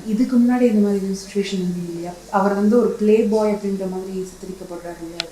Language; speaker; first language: Tamil; native; Tamil